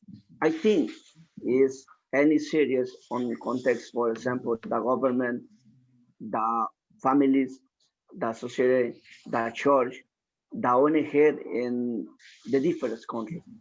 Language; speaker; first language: English; non-native, learner; Spanish